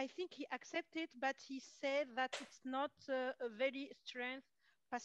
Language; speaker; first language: English; non-native, fluent; Arabic